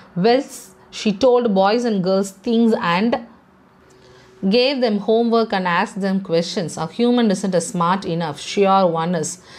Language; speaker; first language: English; non-native, local second language; Tamil